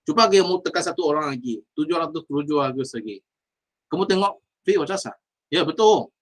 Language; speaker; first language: Malay; non-native, local second language; Chinese